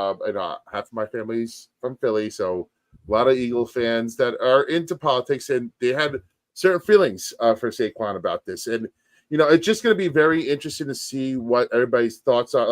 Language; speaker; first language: English; native; English